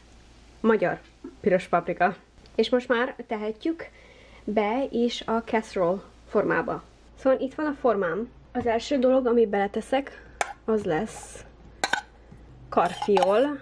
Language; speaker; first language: Hungarian; early bilingual, heritage; Hungarian